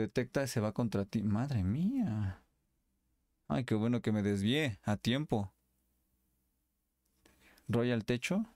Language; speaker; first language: Spanish; native; Spanish